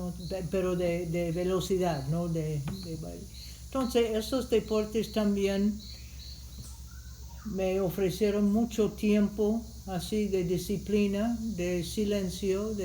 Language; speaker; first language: Spanish; non-native, fluent; English